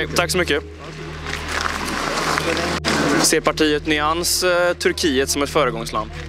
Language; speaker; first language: Swedish; native; Swedish